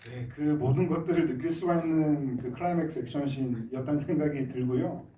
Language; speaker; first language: Korean; native; Korean